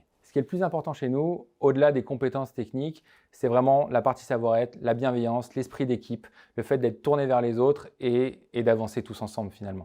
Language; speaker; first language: French; native; French